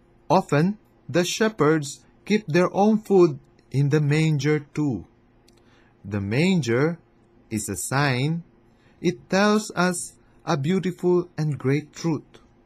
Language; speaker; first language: English; non-native, fluent; Chinese